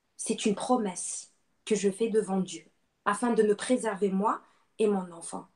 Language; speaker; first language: French; non-native, local second language; Arabic